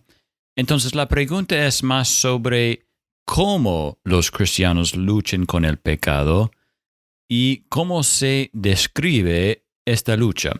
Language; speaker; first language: Spanish; non-native, fluent; English